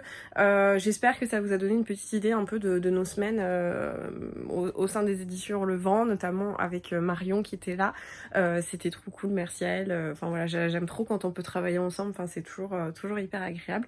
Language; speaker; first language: French; native; French